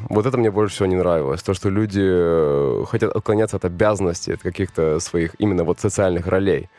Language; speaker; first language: Russian; native; Russian